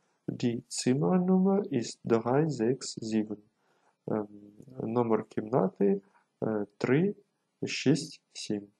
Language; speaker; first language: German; non-native, fluent; Ukrainian